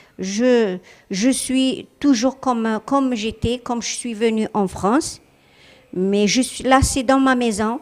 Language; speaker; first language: French; non-native, local second language; Arabic